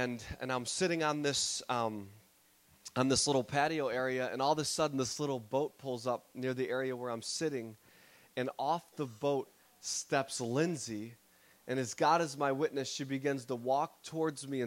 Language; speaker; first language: English; native; English